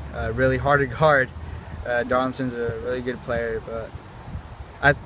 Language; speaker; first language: English; native; English